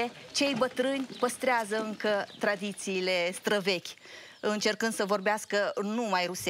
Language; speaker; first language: Romanian; non-native, local second language; Russian